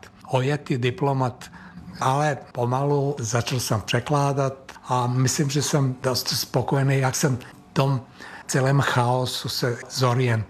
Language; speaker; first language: Czech; non-native, fluent; Serbian